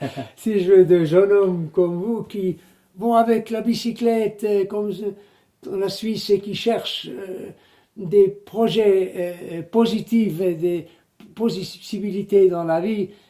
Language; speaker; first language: French; non-native, local second language; German